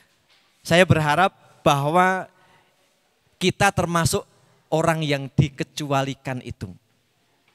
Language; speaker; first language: Indonesian; native; Indonesian